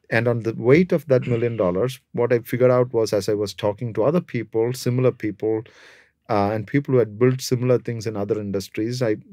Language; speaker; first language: English; non-native, local second language; Malayalam